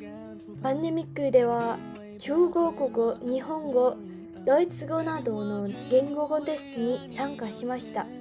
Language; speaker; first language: Japanese; non-native, learner; Indonesian